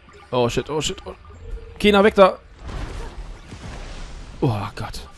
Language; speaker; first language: German; native; German